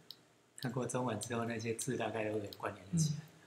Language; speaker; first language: Chinese; native; Chinese